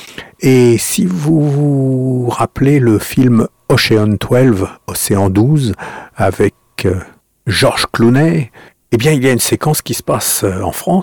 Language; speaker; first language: French; native; French